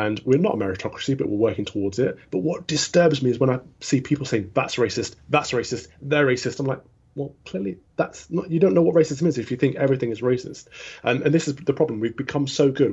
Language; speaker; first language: English; native; English